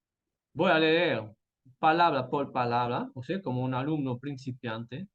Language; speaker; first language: Spanish; non-native, fluent; French